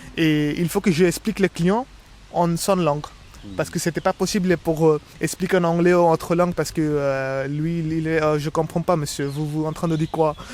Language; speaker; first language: French; non-native, learner; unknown